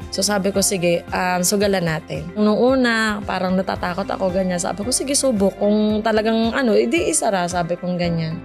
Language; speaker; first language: Filipino; native; Filipino